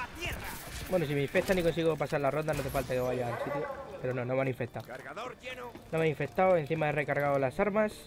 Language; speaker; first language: Spanish; native; Spanish